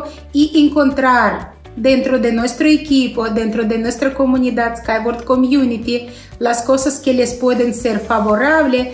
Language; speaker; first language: Spanish; non-native, fluent; Russian